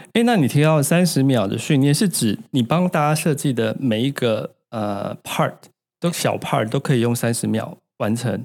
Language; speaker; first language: Chinese; native; Chinese